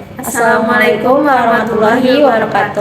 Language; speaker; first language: Indonesian; native; Indonesian